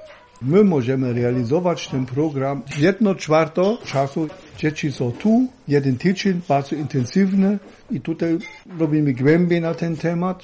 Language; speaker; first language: Polish; non-native, learner; German